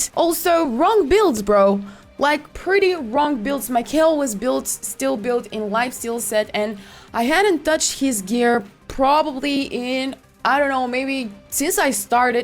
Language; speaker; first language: English; non-native, fluent; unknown